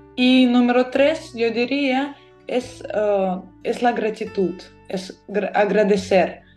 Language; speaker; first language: Spanish; non-native, fluent; Russian